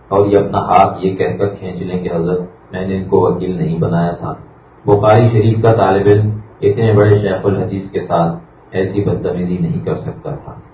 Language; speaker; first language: Urdu; native; Urdu